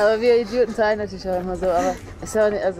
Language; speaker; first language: German; native; German